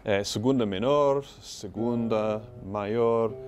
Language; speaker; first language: Portuguese; non-native, learner; English